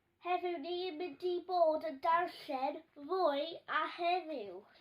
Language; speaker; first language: Welsh; non-native, local second language; English